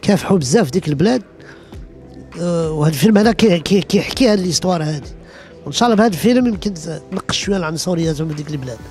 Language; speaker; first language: Arabic; early bilingual, heritage; Arabic